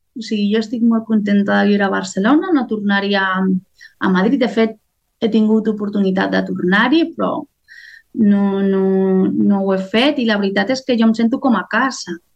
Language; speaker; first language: Catalan; non-native, local second language; Spanish